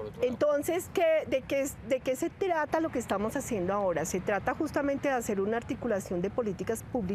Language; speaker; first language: Spanish; native; Spanish